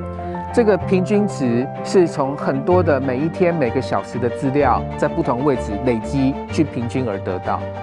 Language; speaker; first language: Chinese; native; Chinese